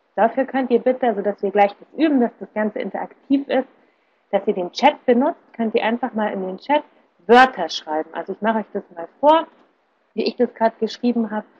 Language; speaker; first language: German; native; German